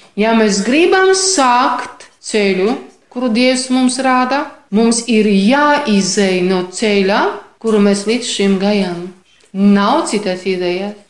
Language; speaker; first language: Latvian; non-native, fluent; Polish